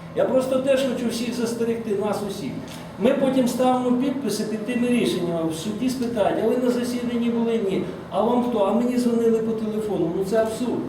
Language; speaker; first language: Ukrainian; native; Ukrainian